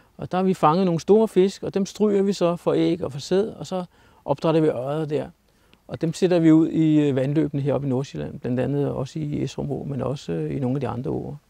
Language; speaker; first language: Danish; native; Danish